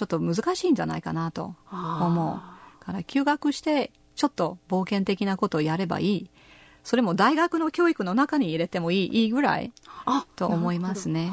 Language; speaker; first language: Japanese; non-native, fluent; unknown